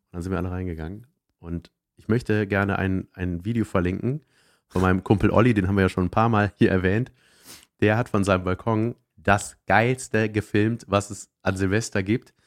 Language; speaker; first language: German; native; German